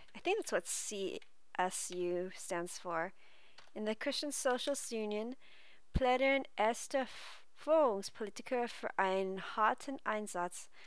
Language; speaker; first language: German; non-native, learner; English